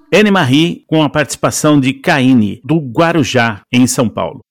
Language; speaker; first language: Portuguese; native; Portuguese